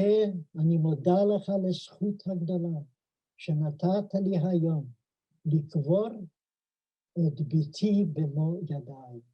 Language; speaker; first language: Hebrew; non-native, fluent; Yiddish